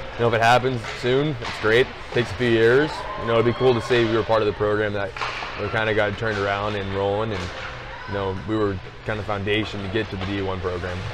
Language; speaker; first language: English; native; English